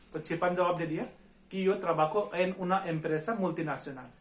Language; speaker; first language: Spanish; non-native, fluent; Hindi